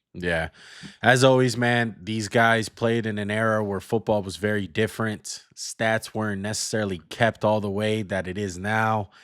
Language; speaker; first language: English; native; English